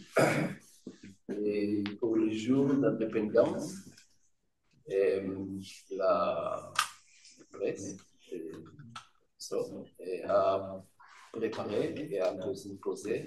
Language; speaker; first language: French; non-native, fluent; Hebrew